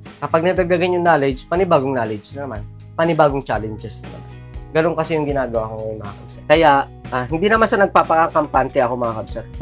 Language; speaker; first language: Filipino; non-native, local second language; Iloko